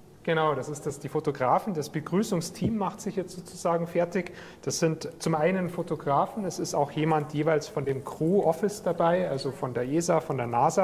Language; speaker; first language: German; native; German